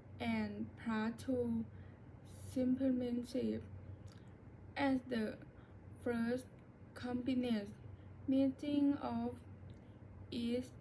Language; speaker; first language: English; non-native, learner; Thai